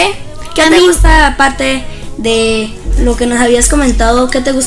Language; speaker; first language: Spanish; native; Spanish